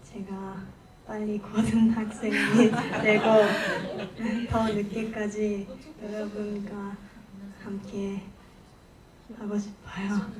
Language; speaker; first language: Korean; non-native, learner; Japanese